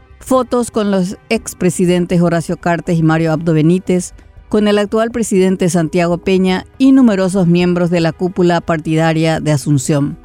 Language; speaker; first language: Spanish; native; Spanish